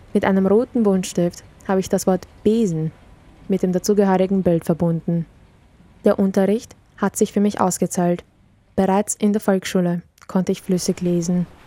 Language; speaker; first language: German; early bilingual, other home language; Serbian